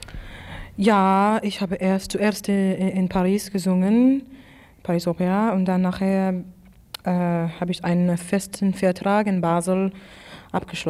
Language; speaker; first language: German; non-native, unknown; English